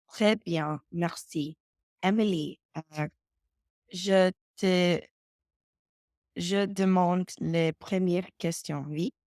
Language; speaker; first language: French; non-native, learner; English